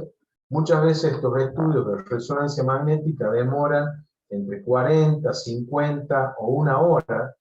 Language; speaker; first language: Spanish; native; Spanish